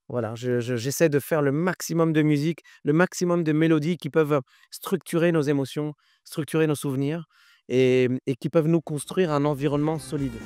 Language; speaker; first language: French; early bilingual, other home language; Arabic